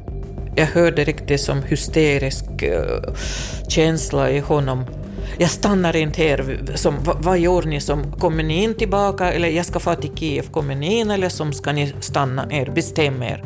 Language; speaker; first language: Swedish; non-native, fluent; Russian